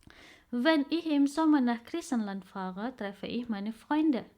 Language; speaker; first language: German; non-native, fluent; Indonesian